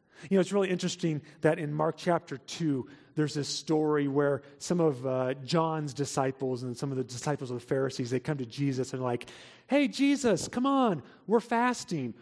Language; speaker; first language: English; native; English